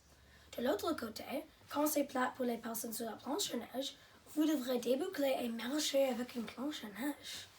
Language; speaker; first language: French; non-native, learner; English